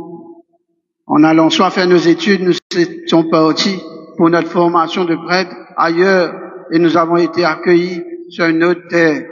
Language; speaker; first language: French; non-native, local second language; Morisyen